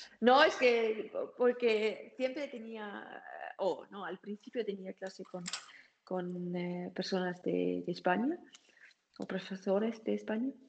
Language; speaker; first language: Spanish; non-native, learner; German